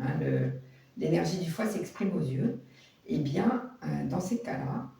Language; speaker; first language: French; native; French